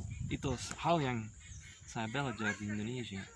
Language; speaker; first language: Indonesian; non-native, learner; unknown